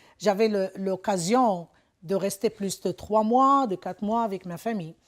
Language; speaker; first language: French; non-native, local second language; Arabic